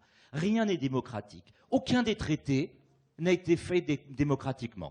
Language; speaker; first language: French; native; French